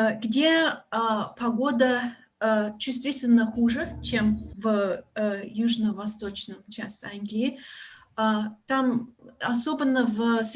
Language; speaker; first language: Russian; non-native, fluent; English